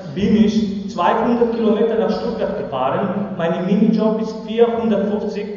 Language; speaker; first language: German; non-native, learner; Romany